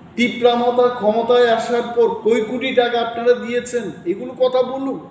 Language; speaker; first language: Bangla; non-native, local second language; Kok Borok